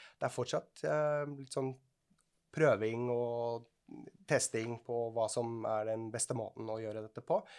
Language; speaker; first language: Norwegian; non-native, fluent; Swiss German